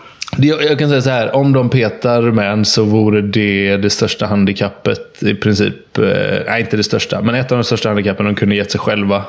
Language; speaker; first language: Swedish; native; Swedish